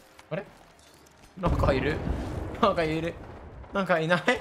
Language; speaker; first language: Japanese; non-native, fluent; English